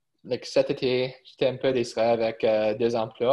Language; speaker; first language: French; early bilingual, heritage; English